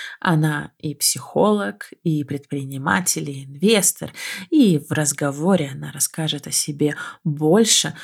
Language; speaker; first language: Russian; native; Russian